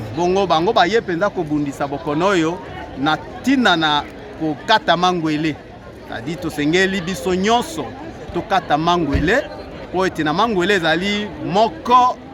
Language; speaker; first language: Lingala; native; Lingala